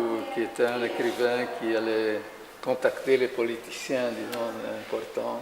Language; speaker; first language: French; non-native, fluent; Italian